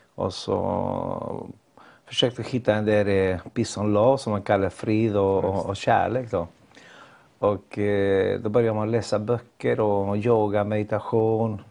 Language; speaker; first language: Swedish; non-native, fluent; Spanish